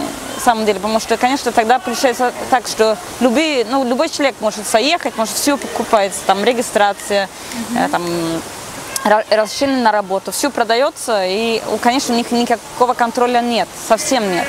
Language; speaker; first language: Russian; non-native, fluent; Swedish